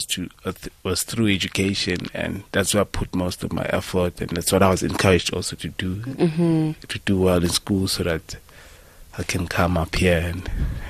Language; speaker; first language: English; non-native, local second language; Northern Sotho